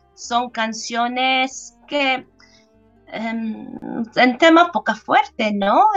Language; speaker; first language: Spanish; non-native, fluent; English